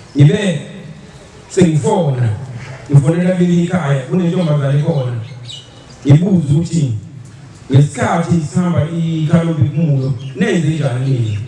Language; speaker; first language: Zulu; native; Zulu